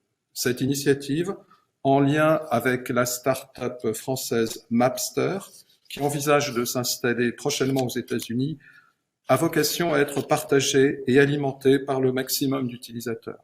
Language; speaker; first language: French; native; French